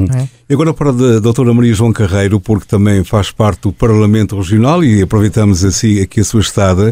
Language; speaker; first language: Portuguese; native; Portuguese